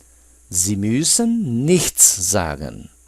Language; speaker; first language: German; non-native, fluent; Portuguese